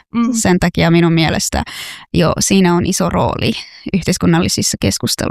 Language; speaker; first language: Finnish; non-native, fluent; Persian